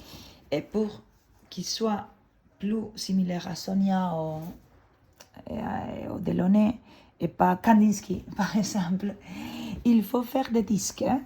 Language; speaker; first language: French; non-native, fluent; Spanish